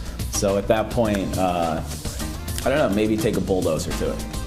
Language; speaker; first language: English; native; English